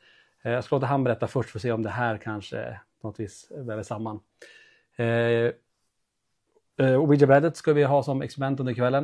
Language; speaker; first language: Swedish; native; Swedish